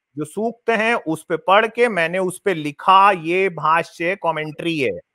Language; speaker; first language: Hindi; native; Hindi